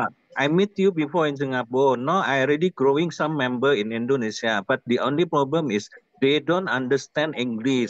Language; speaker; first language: English; non-native, learner; Indonesian